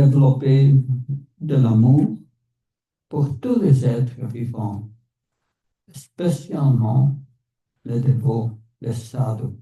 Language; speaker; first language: French; non-native, fluent; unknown